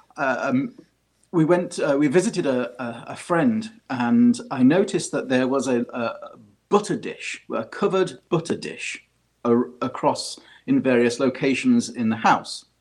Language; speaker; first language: English; native; English